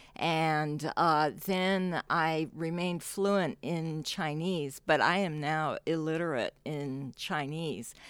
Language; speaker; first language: English; non-native, local second language; Cantonese